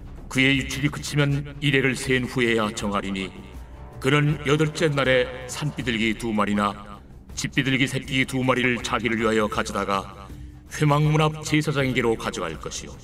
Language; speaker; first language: Korean; native; Korean